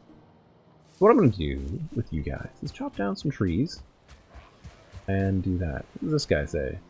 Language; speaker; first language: English; native; English